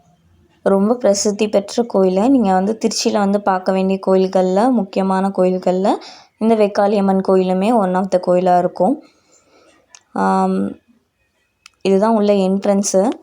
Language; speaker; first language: Tamil; native; Tamil